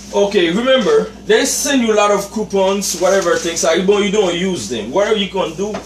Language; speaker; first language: English; non-native, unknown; Haitian Creole